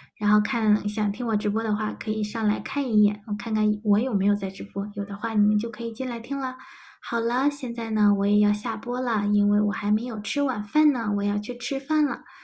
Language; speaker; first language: Chinese; native; Chinese